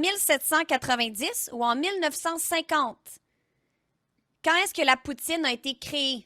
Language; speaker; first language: French; native; French